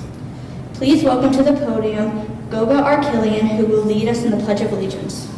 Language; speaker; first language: English; native; English